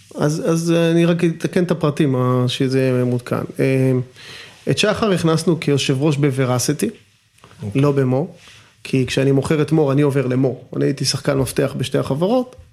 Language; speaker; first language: Hebrew; native; Hebrew